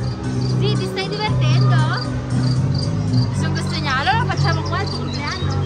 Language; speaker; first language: Italian; non-native, learner; Filipino